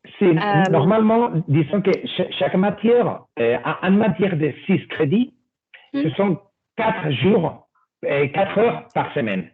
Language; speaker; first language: French; non-native, fluent; Spanish